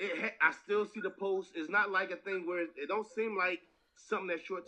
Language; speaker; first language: English; native; English